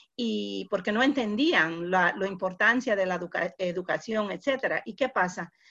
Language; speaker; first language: Spanish; early bilingual, heritage; Spanish